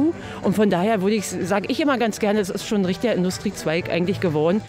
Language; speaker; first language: German; native; German